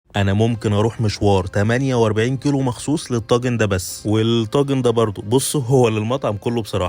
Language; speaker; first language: Arabic; native; Arabic